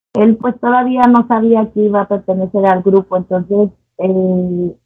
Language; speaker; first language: Spanish; native; Spanish